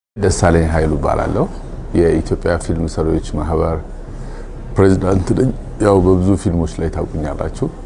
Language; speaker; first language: Amharic; native; Amharic